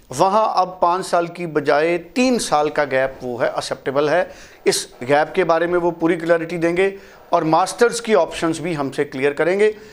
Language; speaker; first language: Hindi; native; Hindi